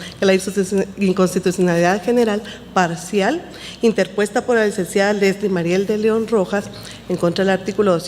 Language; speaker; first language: Spanish; native; Spanish